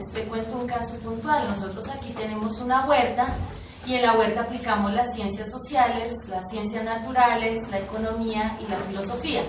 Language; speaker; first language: Spanish; native; Spanish